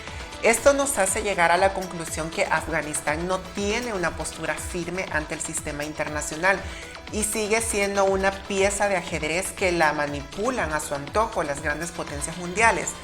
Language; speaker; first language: Spanish; native; Spanish